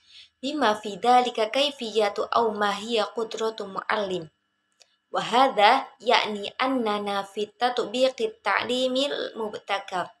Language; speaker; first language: Arabic; non-native, learner; Indonesian